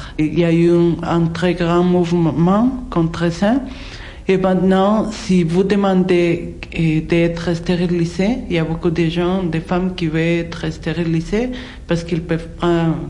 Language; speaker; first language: French; non-native, fluent; Spanish